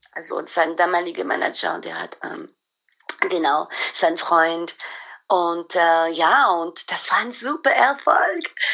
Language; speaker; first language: German; non-native, fluent; French